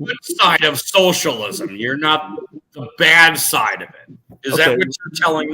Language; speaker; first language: English; native; English